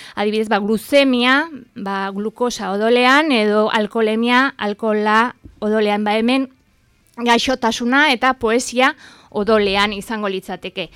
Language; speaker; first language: Basque; native; Basque